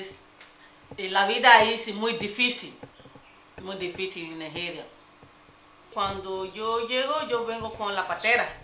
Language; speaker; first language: Spanish; non-native, learner; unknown